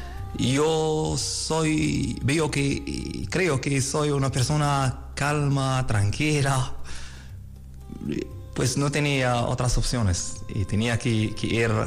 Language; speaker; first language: Spanish; non-native, learner; Arabic